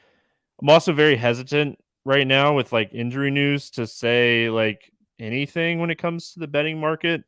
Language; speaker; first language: English; native; English